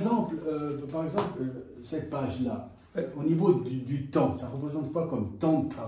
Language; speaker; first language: French; native; French